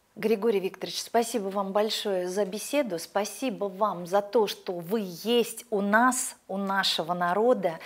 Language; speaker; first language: Russian; native; Russian